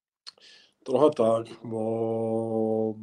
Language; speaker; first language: Polish; non-native, learner; Spanish